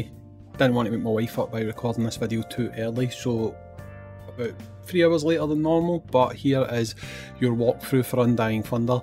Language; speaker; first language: English; native; English